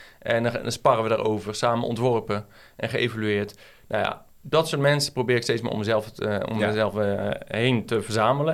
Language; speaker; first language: Dutch; native; Dutch